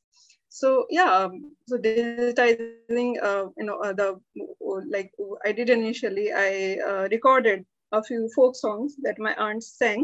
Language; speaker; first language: English; early bilingual, other home language; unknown